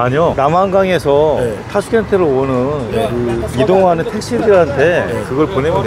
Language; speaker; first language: Korean; native; Korean